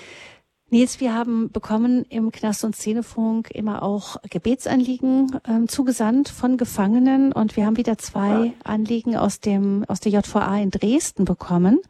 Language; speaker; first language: German; native; German